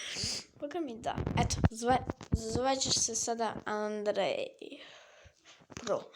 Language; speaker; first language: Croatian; early bilingual, heritage; Croatian